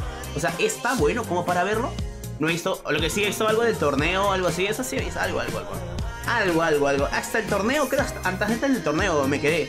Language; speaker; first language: Spanish; native; Spanish